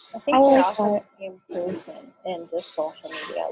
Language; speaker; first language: English; early bilingual, other home language; Spanish